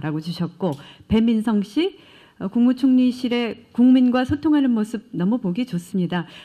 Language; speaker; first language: Korean; native; Korean